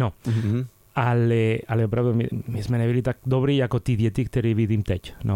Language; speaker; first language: Czech; non-native, fluent; Spanish